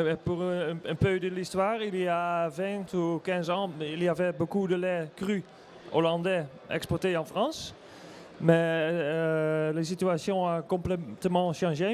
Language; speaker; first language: French; non-native, learner; Dutch